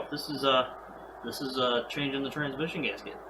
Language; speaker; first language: English; native; English